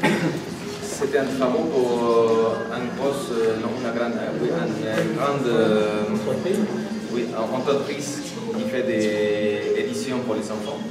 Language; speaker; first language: French; non-native, fluent; Spanish